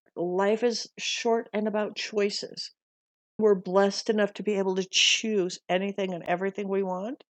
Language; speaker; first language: English; native; English